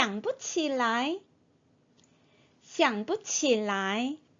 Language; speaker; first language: Chinese; non-native, fluent; Korean